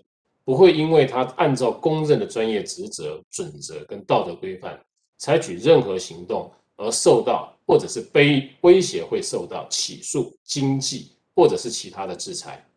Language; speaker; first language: Chinese; native; Chinese